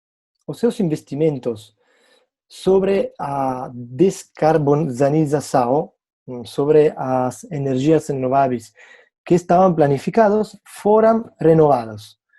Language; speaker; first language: Portuguese; non-native, fluent; Italian